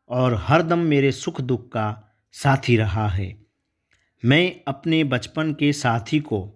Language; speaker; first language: Hindi; non-native, local second language; Gujarati